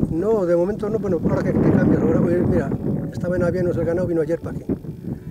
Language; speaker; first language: Spanish; native; Spanish